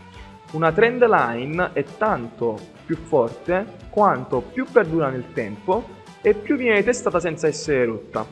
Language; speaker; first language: Italian; native; Italian